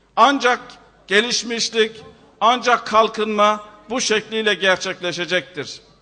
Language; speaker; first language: Turkish; native; Turkish